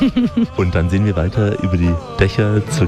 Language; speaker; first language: German; native; German